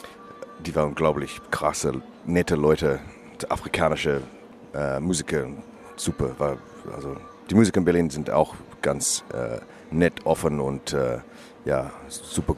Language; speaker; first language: German; non-native, learner; English